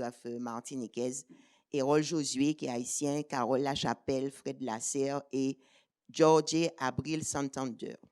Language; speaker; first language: French; native; French